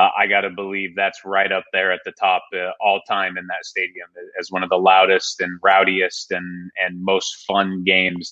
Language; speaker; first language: English; native; English